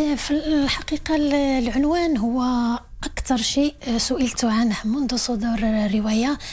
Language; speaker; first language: Arabic; native; Arabic